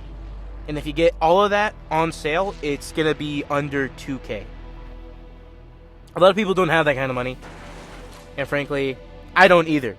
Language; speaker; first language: English; native; English